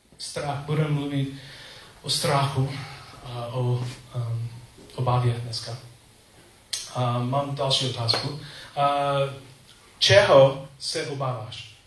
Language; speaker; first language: Czech; non-native, learner; English